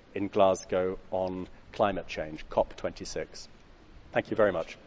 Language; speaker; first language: English; native; English